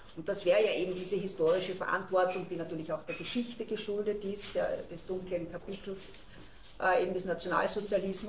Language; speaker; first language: German; native; German